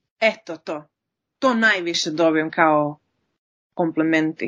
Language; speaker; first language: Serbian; early bilingual, heritage; Serbian